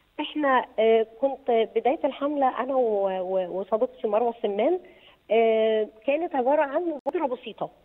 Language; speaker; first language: Egyptian Arabic; native; Egyptian Arabic